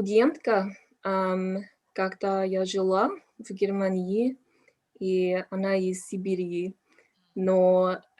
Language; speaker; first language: Russian; non-native, learner; English